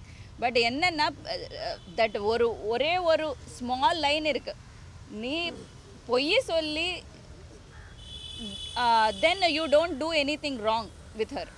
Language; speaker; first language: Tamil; non-native, learner; Telugu